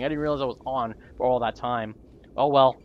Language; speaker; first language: English; native; English